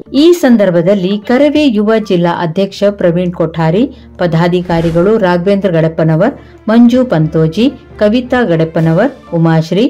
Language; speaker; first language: Kannada; native; Kannada